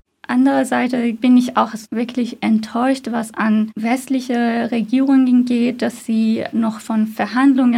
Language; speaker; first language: German; non-native, fluent; Persian